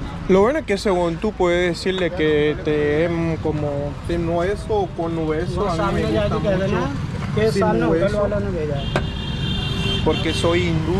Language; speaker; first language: Spanish; non-native, fluent; Hindi